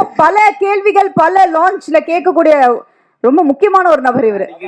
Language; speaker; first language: Tamil; native; Tamil